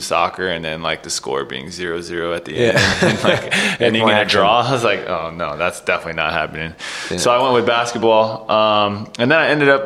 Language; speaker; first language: English; native; English